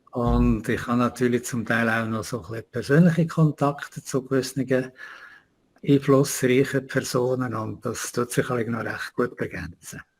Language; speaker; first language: German; native; German